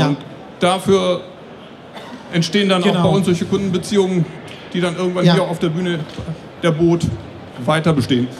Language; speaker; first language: German; native; German